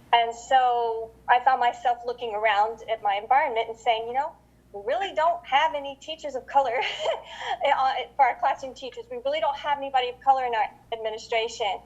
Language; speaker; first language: English; native; English